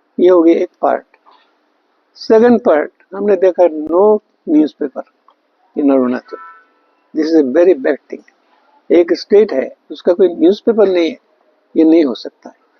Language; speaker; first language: Hindi; non-native, local second language; Bangla